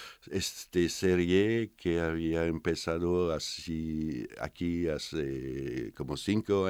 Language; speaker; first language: Spanish; non-native, fluent; French